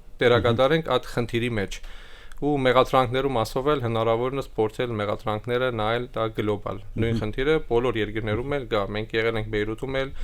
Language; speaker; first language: Armenian; early bilingual, heritage; Armenian